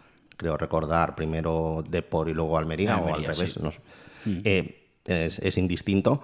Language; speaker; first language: Spanish; native; Spanish